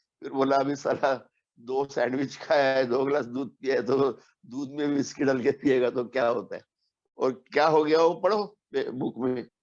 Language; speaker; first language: Hindi; non-native, local second language; Marathi